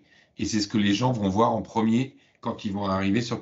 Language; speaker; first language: French; native; French